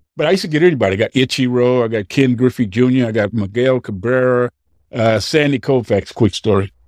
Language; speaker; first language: English; native; English